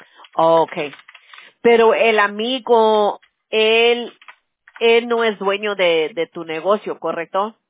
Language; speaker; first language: Spanish; early bilingual, other home language; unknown